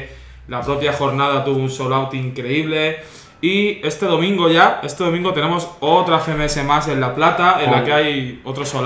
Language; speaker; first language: Spanish; native; Spanish